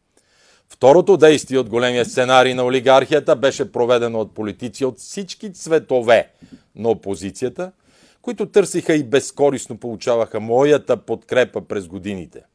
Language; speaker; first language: Bulgarian; native; Bulgarian